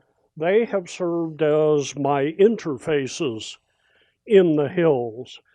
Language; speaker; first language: English; native; English